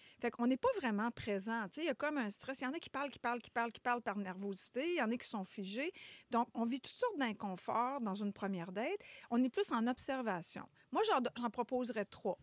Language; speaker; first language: French; native; French